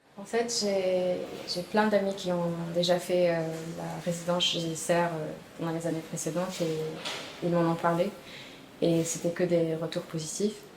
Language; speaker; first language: French; non-native, local second language; Arabic